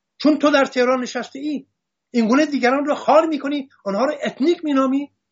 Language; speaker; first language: Persian; non-native, local second language; Assyrian Neo-Aramaic